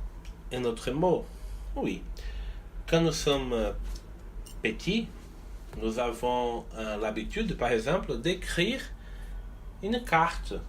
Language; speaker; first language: French; non-native, fluent; Portuguese